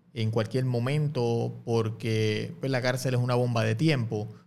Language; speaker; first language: Spanish; native; Spanish